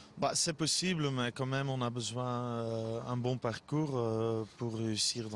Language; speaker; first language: French; non-native, local second language; Dutch